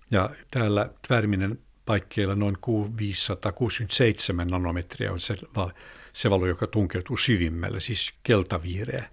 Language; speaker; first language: Finnish; non-native, local second language; Swedish